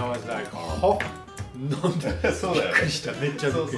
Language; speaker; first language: Japanese; non-native, learner; French